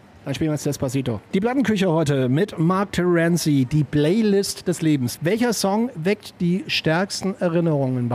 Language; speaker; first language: German; native; German